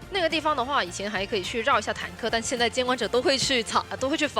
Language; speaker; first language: Chinese; native; Chinese